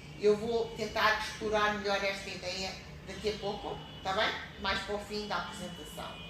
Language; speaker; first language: Portuguese; native; Portuguese